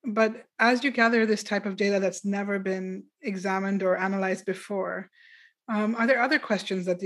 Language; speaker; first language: English; non-native, local second language; Urdu